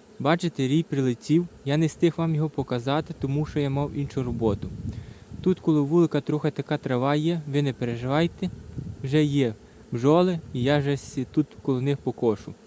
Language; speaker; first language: Ukrainian; native; Ukrainian